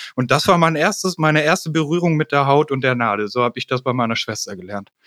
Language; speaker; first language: German; native; German